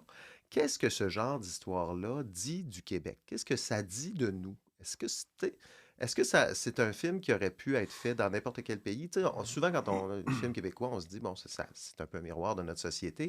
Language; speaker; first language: French; native; French